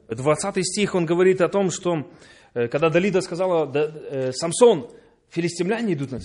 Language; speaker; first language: Polish; non-native, learner; Russian